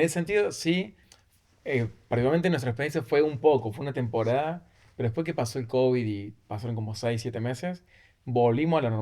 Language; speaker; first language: Spanish; native; Spanish